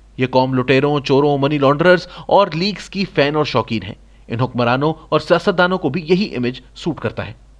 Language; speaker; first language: Urdu; non-native, local second language; Saraiki